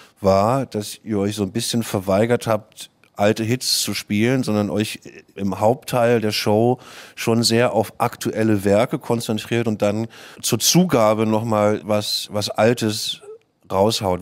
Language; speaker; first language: German; native; German